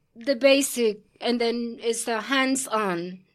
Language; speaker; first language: English; early bilingual, other home language; Spanish